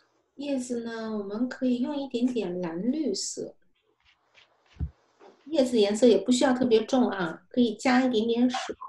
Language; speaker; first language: Chinese; native; Chinese